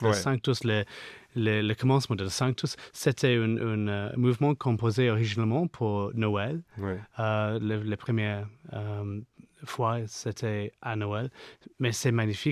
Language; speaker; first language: French; non-native, fluent; English